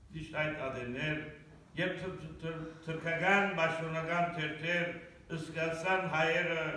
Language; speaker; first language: Armenian; early bilingual, heritage; Armenian